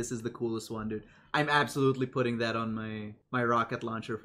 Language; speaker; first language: English; native; English